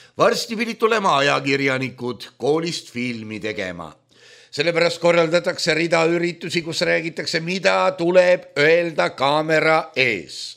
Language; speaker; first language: Estonian; native; Estonian